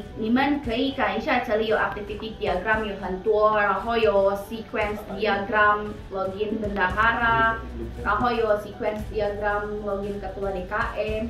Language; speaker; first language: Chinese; non-native, learner; Indonesian